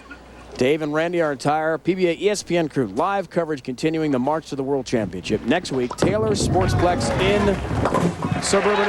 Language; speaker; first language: English; native; English